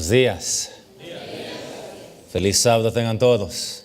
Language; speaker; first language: Spanish; early bilingual, heritage; English